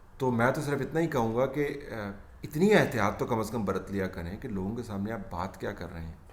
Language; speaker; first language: Urdu; native; Urdu